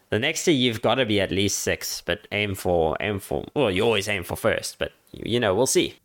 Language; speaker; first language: English; native; English